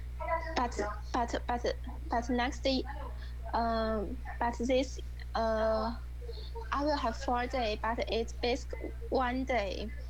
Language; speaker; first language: English; non-native, learner; Chinese